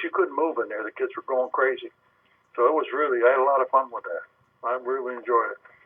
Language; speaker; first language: English; native; English